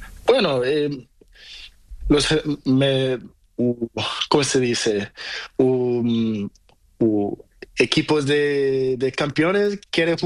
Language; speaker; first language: Spanish; non-native, learner; Portuguese